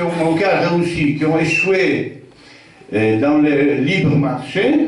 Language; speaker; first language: French; non-native, fluent; Polish